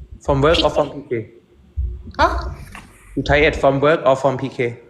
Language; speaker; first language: English; non-native, learner; Thai